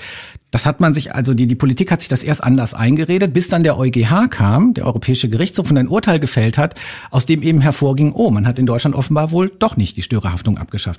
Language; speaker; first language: German; native; German